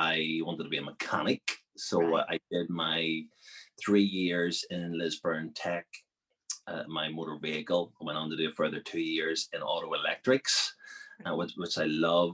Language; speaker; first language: English; native; English